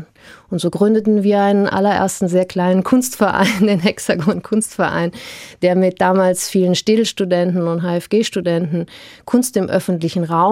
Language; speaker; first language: German; early bilingual, heritage; German